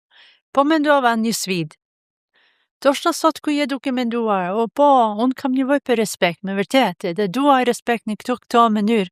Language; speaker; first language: Albanian; non-native, fluent; Norwegian